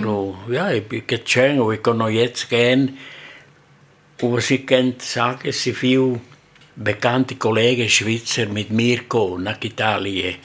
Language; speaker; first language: German; non-native, learner; Italian